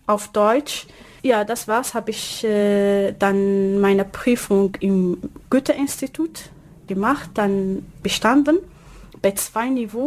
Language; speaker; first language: German; non-native, learner; Arabic